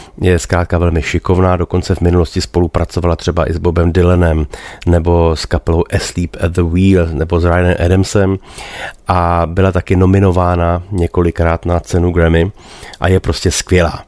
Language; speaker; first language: Czech; native; Czech